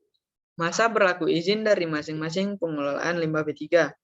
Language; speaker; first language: Indonesian; native; Indonesian